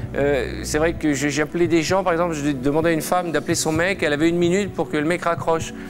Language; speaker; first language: French; native; French